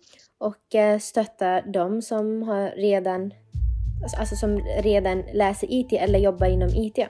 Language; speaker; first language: Swedish; non-native, fluent; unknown